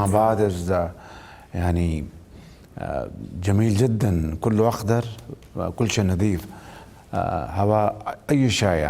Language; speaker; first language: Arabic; non-native, learner; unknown